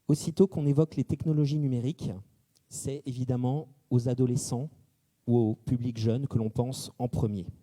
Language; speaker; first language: French; native; French